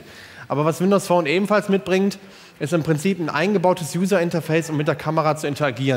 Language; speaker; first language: German; native; German